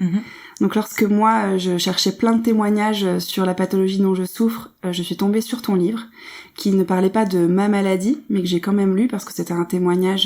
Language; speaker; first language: French; native; French